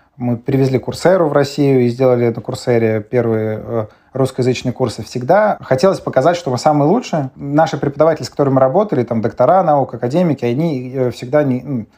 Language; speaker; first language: Russian; native; Russian